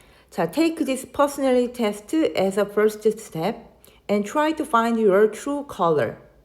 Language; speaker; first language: English; non-native, fluent; Korean